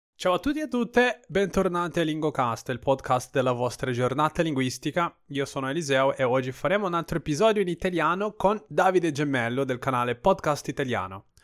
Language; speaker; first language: Italian; non-native, fluent; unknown